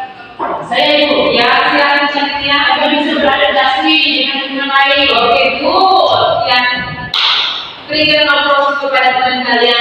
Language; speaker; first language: Indonesian; native; Indonesian